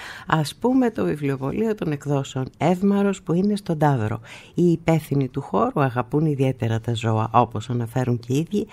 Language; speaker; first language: Greek; native; Greek